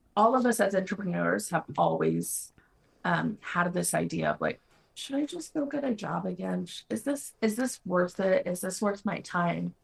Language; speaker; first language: English; non-native, fluent; Spanish